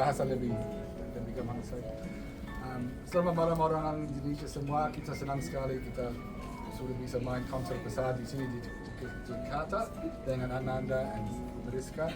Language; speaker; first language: Indonesian; non-native, learner; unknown